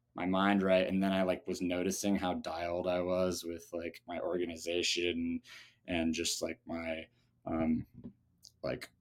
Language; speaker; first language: English; native; English